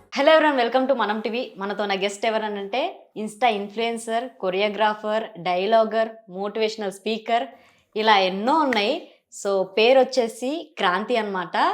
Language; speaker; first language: Telugu; native; Telugu